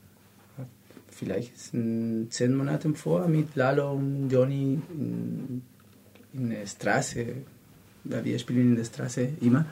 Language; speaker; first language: German; non-native, learner; Spanish